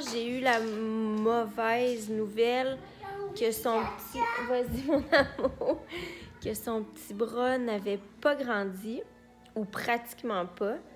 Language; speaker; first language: French; native; French